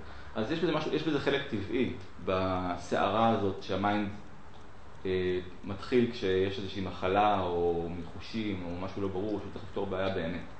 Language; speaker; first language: Hebrew; native; Hebrew